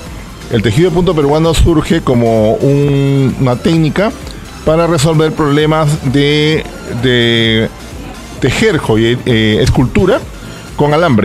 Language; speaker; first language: Spanish; native; Spanish